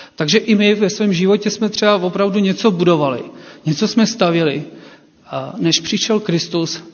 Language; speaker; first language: Czech; non-native, fluent; Ukrainian